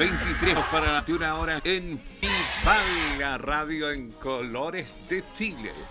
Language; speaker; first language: Spanish; native; Spanish